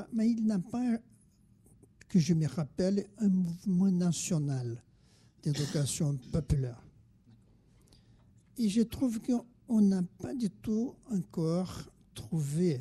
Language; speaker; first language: French; non-native, fluent; Portuguese